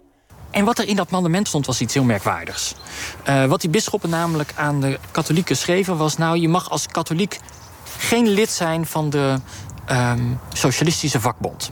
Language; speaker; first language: Dutch; native; Dutch